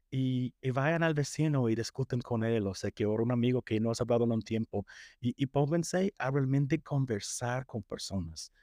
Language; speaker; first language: Spanish; non-native, fluent; English